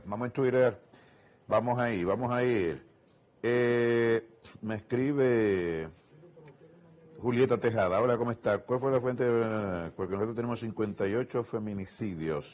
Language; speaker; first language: Spanish; native; Spanish